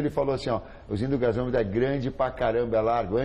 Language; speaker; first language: Portuguese; native; Portuguese